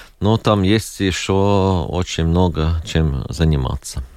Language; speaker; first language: Russian; non-native, local second language; Latvian